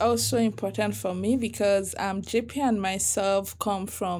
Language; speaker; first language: English; non-native, local second language; Yoruba